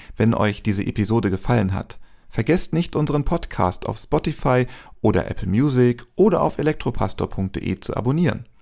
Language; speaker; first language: German; native; German